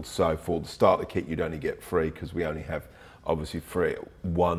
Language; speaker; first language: English; native; English